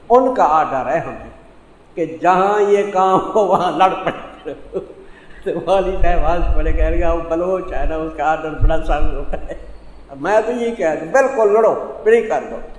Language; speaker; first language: Urdu; non-native, local second language; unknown